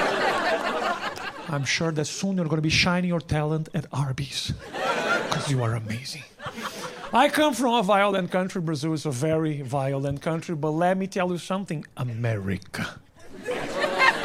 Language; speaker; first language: English; non-native, fluent; Portuguese